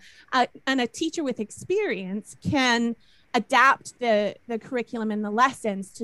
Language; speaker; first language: English; native; English